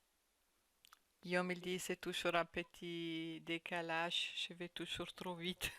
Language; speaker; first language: French; non-native, fluent; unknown